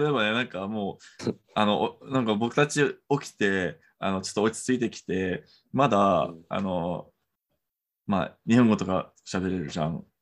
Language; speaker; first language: Japanese; non-native, fluent; Romanian